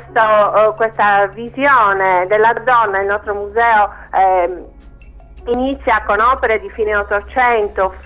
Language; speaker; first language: Italian; native; Italian